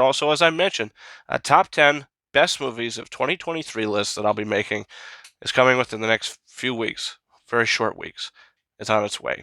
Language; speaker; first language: English; native; English